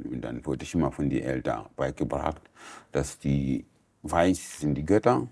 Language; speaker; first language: German; non-native, learner; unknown